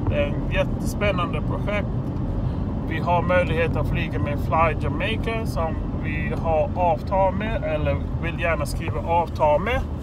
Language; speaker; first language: Swedish; non-native, fluent; English